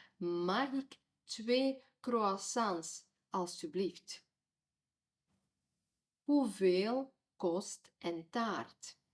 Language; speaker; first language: Dutch; non-native, fluent; Ukrainian